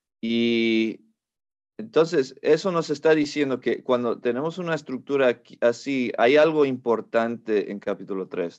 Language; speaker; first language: Spanish; non-native, fluent; English